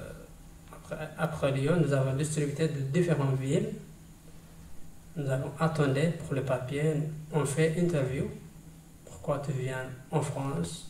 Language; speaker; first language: French; non-native, learner; Tigrinya